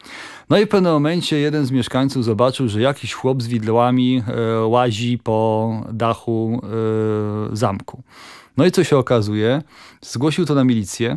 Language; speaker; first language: Polish; native; Polish